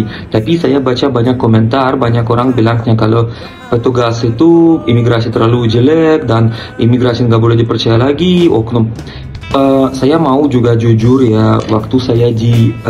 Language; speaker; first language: Indonesian; non-native, learner; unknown